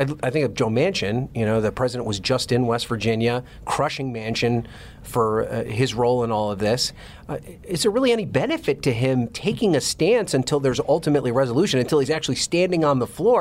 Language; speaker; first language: English; native; English